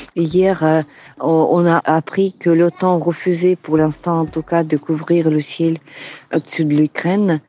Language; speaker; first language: French; non-native, fluent; Ukrainian